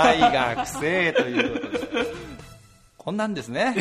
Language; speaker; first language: Japanese; native; Japanese